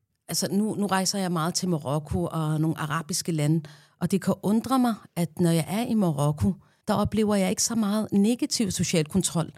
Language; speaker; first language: Danish; non-native, fluent; Arabic